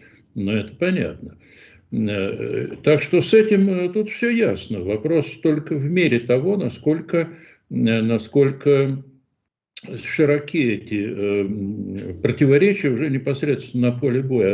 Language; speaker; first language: Russian; native; Russian